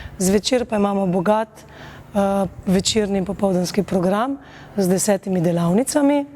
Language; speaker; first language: Slovenian; native; Slovenian